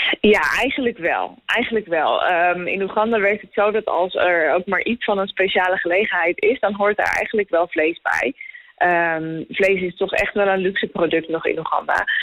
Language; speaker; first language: Dutch; native; Dutch